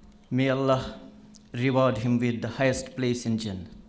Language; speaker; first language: English; non-native, local second language; Urdu